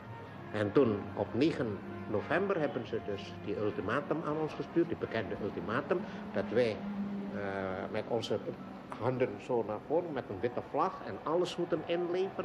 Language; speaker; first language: Dutch; non-native, local second language; Indonesian